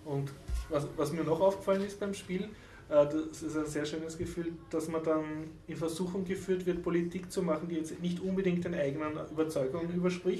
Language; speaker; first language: German; native; German